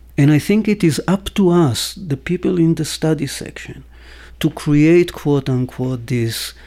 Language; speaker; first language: English; non-native, fluent; Hebrew